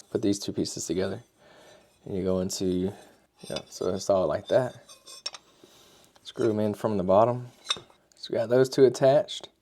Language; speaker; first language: English; native; English